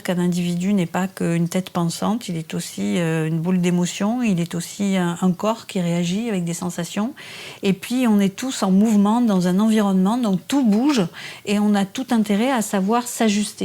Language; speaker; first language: French; native; French